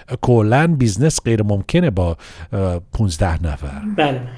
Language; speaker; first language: Persian; early bilingual, heritage; Persian